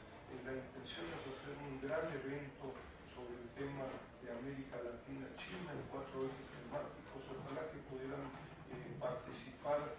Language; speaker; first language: Spanish; native; Spanish